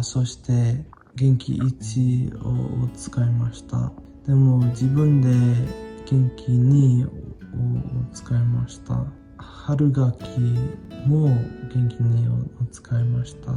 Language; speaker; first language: Japanese; non-native, learner; English